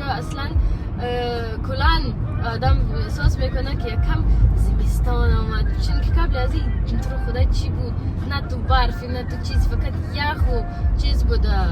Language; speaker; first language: Persian; early bilingual, heritage; Persian